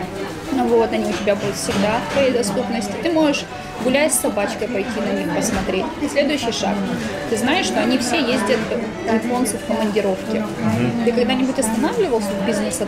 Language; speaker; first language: Russian; native; Russian